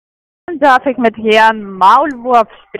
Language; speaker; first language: German; non-native, learner; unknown